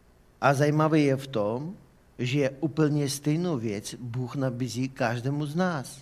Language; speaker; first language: Czech; non-native, fluent; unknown